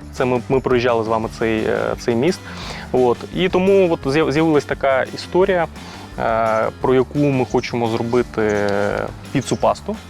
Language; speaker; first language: Ukrainian; native; Ukrainian